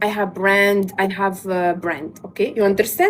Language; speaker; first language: English; non-native, learner; Arabic